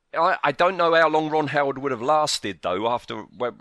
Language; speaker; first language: English; native; English